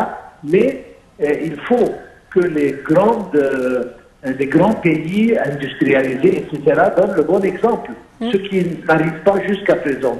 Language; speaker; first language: French; non-native, fluent; Arabic